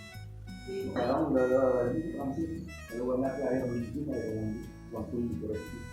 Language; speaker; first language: Indonesian; non-native, learner; French